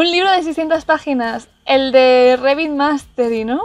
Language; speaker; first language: Spanish; native; Spanish